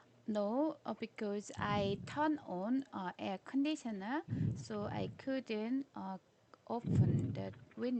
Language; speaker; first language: English; non-native, learner; Korean